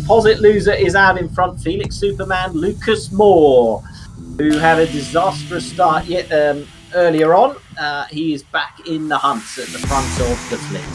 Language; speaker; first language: English; native; English